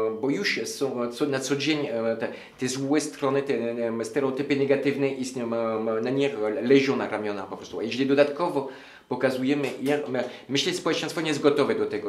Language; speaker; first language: Polish; non-native, learner; French